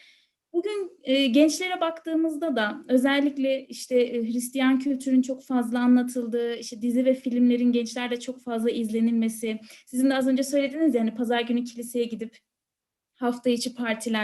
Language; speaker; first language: Turkish; native; Turkish